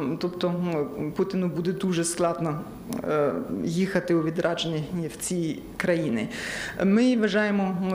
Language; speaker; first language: Ukrainian; non-native, learner; German